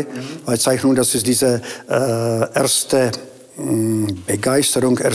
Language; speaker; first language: German; non-native, fluent; Czech